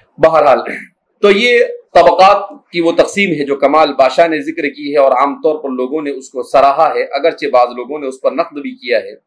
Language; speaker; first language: Urdu; native; Urdu